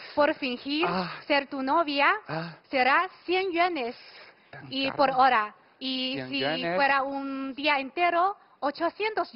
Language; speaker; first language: Spanish; non-native, fluent; Chinese